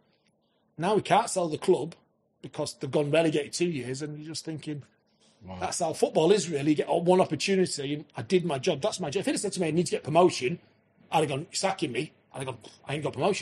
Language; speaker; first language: English; native; English